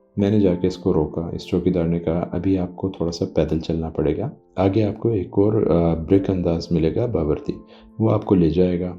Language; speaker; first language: Urdu; non-native, local second language; Punjabi